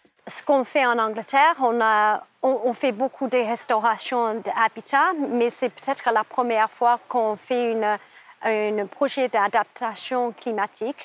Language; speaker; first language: French; non-native, fluent; English